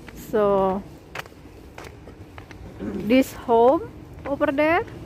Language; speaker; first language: English; non-native, learner; Indonesian